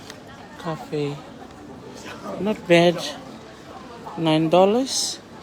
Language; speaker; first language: English; non-native, local second language; Fijian